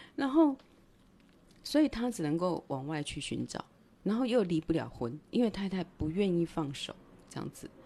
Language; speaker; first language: Chinese; non-native, local second language; Min Nan Chinese